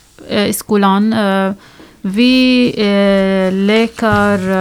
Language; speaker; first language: Swedish; non-native, learner; Arabic